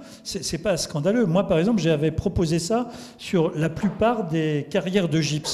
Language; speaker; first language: French; native; French